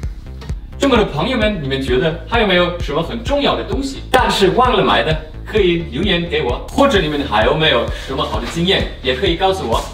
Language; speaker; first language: Chinese; non-native, fluent; German